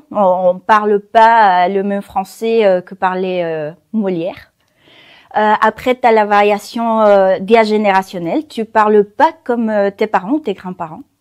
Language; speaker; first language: French; non-native, fluent; Spanish